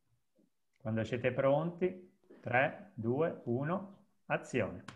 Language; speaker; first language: Italian; native; Italian